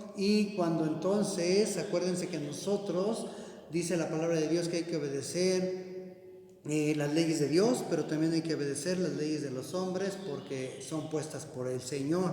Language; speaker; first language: Spanish; native; Spanish